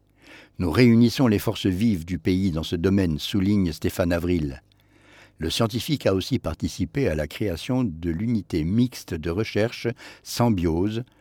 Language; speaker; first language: French; native; French